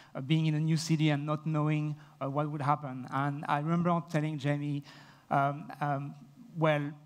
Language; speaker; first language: English; non-native, fluent; French